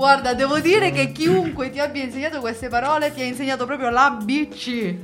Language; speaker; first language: Italian; native; Italian